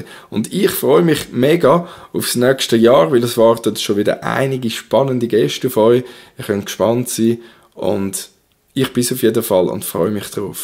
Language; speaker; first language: German; native; German